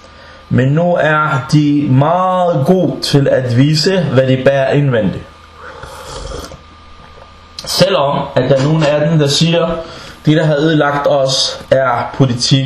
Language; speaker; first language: Danish; non-native, fluent; Arabic